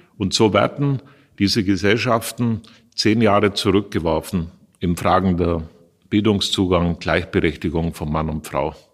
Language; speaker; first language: German; native; German